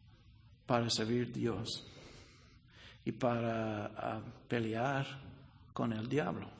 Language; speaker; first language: Spanish; non-native, learner; English